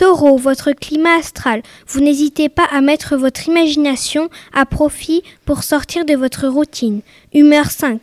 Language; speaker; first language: French; native; French